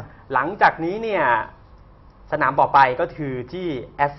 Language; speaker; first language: Thai; native; Thai